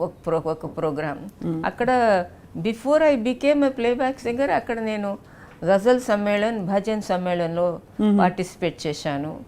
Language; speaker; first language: Telugu; non-native, local second language; Tamil